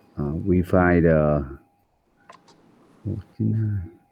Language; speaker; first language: English; non-native, learner; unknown